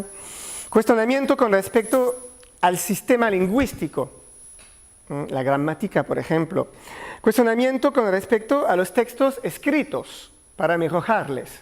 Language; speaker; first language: Spanish; non-native, learner; French